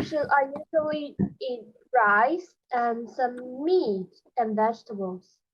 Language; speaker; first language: English; non-native, learner; Chinese